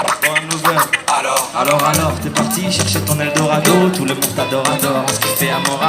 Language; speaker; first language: French; native; French